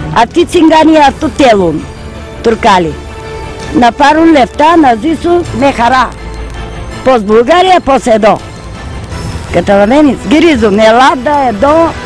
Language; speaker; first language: Greek; non-native, learner; Bulgarian